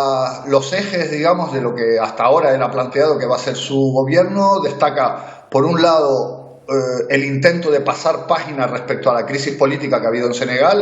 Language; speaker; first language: Spanish; native; Spanish